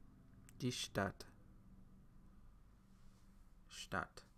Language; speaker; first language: German; non-native, learner; English